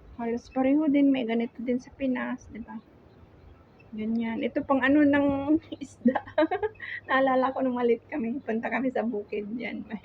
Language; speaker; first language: Filipino; non-native, local second language; Iloko